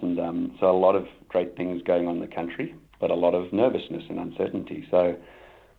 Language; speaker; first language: English; native; English